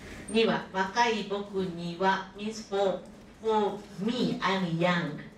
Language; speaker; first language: English; non-native, local second language; Japanese